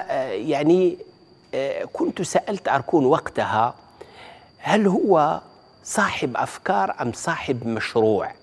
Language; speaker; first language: Arabic; native; Arabic